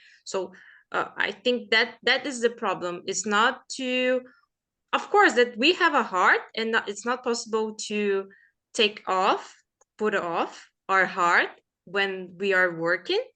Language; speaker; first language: English; non-native, fluent; Portuguese